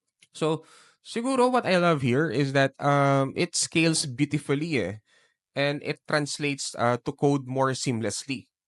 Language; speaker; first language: English; non-native, local second language; Filipino